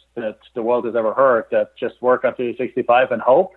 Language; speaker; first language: English; non-native, fluent; German